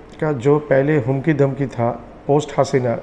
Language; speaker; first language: Hindi; non-native, fluent; Bangla